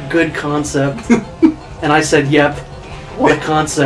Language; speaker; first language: English; native; English